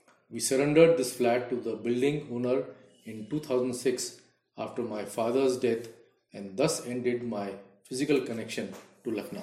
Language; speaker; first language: English; non-native, local second language; Hindi